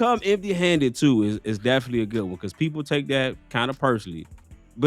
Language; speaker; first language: English; native; English